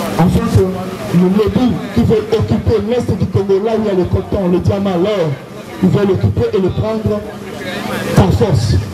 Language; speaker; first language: French; non-native, local second language; Lingala